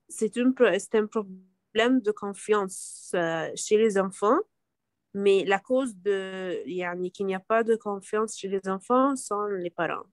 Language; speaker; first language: French; non-native, learner; Arabic